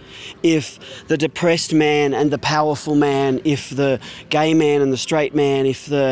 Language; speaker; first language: English; native; English